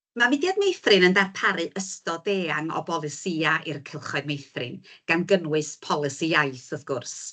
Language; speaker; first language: Welsh; native; Welsh